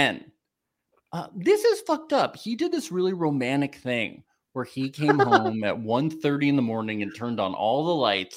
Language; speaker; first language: English; native; English